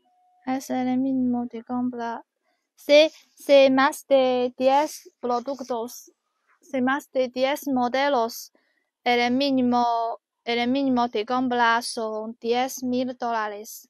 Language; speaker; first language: Spanish; non-native, learner; Chinese